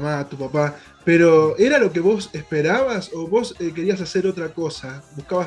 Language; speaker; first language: Spanish; native; Spanish